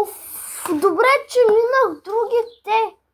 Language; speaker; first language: Bulgarian; non-native, local second language; Turkish